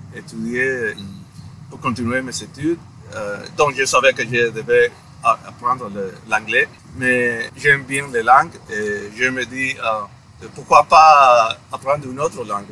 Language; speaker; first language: French; non-native, fluent; Spanish